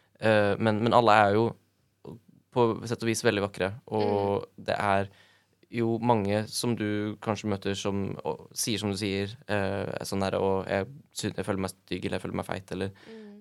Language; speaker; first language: Norwegian; native; Norwegian